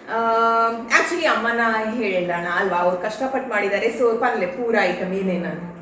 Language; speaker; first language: Kannada; non-native, local second language; Tulu